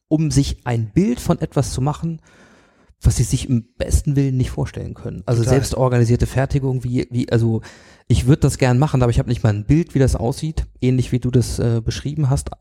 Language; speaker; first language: German; native; German